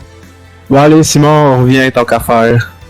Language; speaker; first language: French; native; French